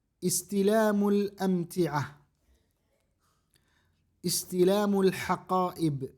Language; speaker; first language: Arabic; non-native, fluent; Indonesian